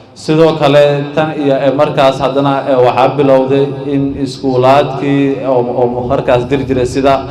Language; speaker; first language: Somali; native; Somali